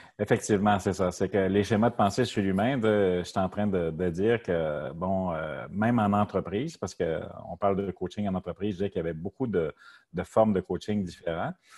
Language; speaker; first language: French; native; French